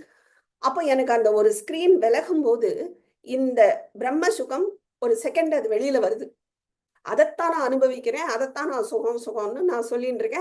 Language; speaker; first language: Tamil; native; Tamil